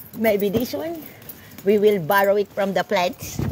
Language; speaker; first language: English; non-native, local second language; Filipino